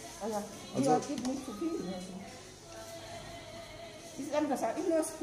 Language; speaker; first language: German; non-native, learner; Thai